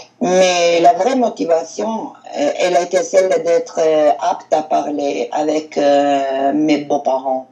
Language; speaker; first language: French; non-native, learner; Italian